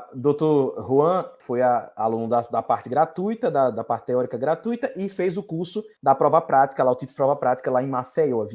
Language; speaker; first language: Portuguese; native; Portuguese